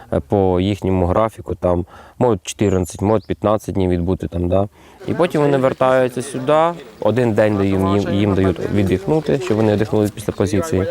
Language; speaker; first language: Ukrainian; native; Ukrainian